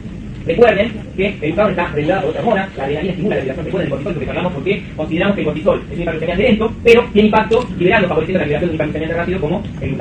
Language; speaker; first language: Spanish; native; Spanish